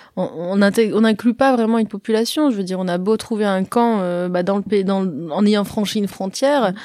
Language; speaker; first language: French; early bilingual, other home language; Arabic